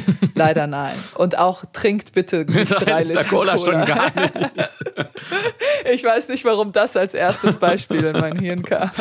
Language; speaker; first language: German; early bilingual, other home language; Serbian